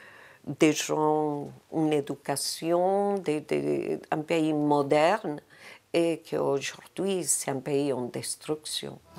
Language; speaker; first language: French; non-native, fluent; Spanish